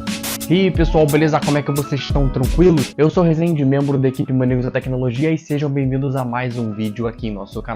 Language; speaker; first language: Portuguese; native; Portuguese